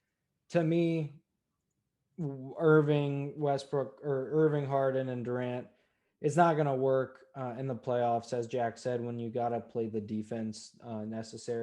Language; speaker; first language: English; native; English